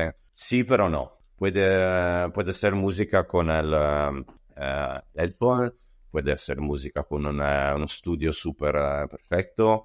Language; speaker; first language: Spanish; non-native, learner; Italian